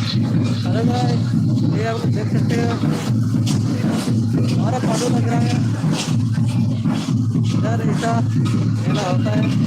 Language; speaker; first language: Hindi; non-native, local second language; Santali